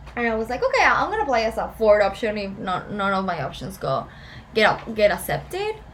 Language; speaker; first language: English; non-native, fluent; Spanish